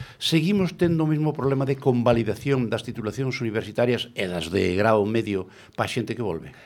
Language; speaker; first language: Galician; native; Galician